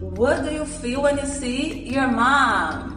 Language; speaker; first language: English; non-native, fluent; Portuguese